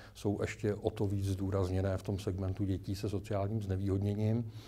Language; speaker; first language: Czech; native; Czech